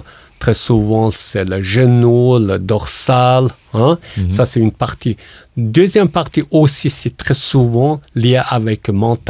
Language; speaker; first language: French; non-native, learner; Chinese